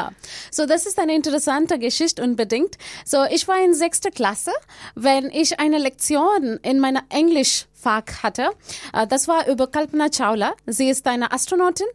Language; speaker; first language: German; non-native, learner; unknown